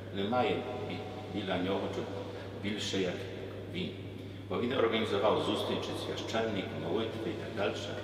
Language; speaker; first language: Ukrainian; non-native, fluent; Polish